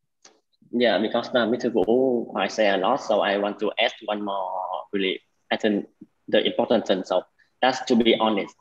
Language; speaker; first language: English; non-native, learner; Vietnamese